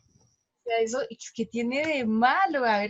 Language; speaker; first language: Spanish; native; Spanish